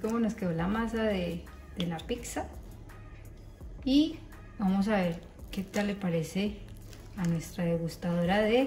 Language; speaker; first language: Spanish; native; Spanish